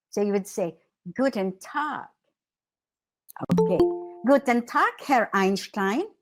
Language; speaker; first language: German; non-native, fluent; Filipino